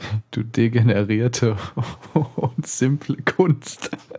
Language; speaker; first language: German; native; German